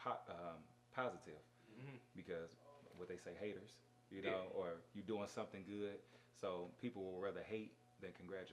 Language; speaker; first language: English; native; English